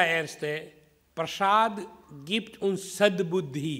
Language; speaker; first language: German; non-native, fluent; Hindi